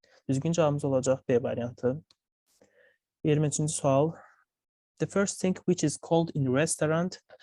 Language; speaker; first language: English; non-native, fluent; Azerbaijani